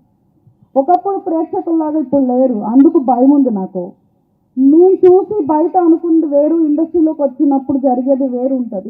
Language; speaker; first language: Telugu; native; Telugu